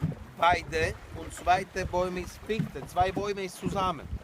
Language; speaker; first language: German; non-native, learner; Slovak